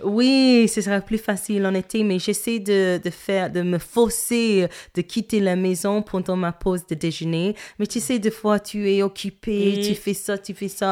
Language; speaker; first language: French; non-native, fluent; English